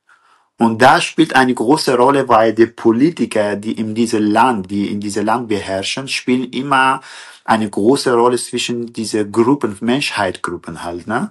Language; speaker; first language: German; non-native, fluent; Kurdish